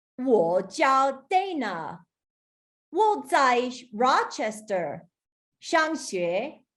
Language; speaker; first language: Chinese; non-native, learner; Spanish